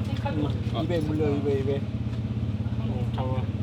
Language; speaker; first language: Korean; native; Korean